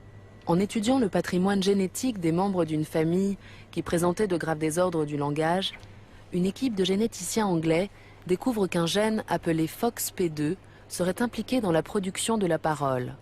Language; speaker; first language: French; native; French